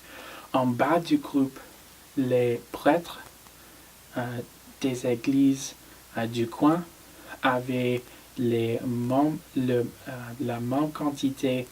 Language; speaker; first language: French; non-native, learner; English